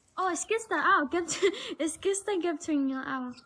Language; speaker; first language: Amharic; non-native, learner; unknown